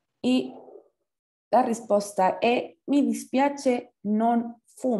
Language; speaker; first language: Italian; non-native, fluent; Spanish